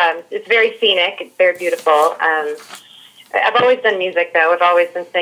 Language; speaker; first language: English; native; English